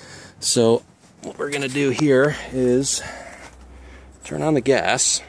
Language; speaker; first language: English; native; English